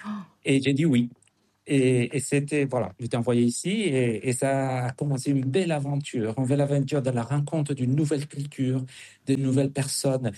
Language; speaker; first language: French; non-native, fluent; Spanish